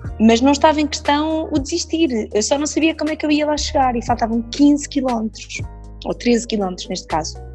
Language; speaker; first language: Portuguese; native; Portuguese